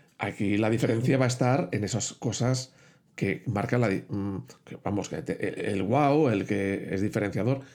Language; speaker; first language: Spanish; native; Spanish